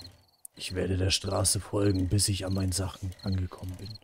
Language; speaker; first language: German; native; German